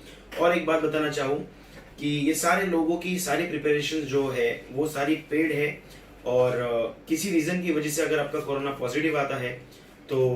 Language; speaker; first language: Hindi; native; Hindi